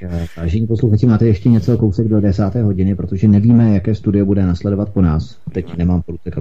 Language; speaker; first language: Czech; native; Czech